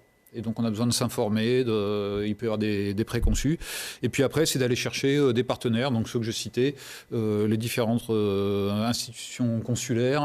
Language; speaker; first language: French; native; French